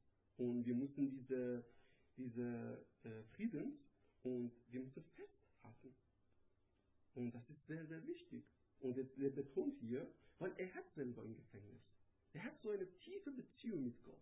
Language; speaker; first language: German; non-native, learner; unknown